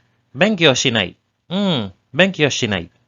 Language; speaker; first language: Japanese; non-native, learner; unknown